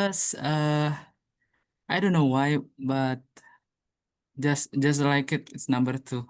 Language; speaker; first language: English; non-native, learner; Indonesian